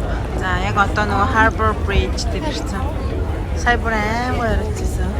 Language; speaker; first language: Korean; non-native, learner; Mongolian